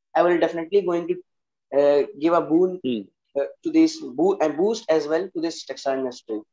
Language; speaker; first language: English; non-native, local second language; Hindi